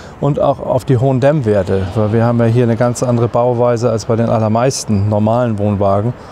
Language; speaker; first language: German; native; German